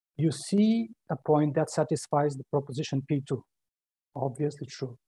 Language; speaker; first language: English; non-native, fluent; Bulgarian